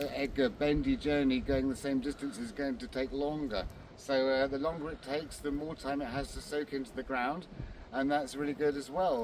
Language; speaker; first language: English; native; English